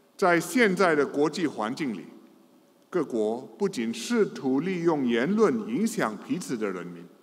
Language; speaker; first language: Chinese; non-native, local second language; English